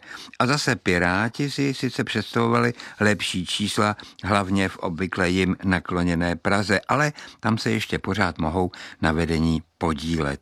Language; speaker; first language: Czech; native; Czech